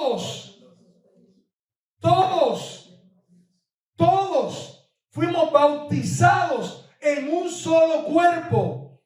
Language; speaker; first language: Spanish; native; Spanish